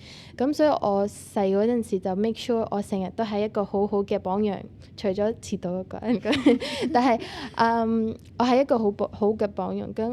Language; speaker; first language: Cantonese; native; Cantonese